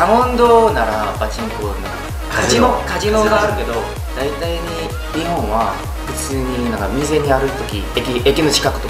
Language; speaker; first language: Japanese; non-native, learner; Korean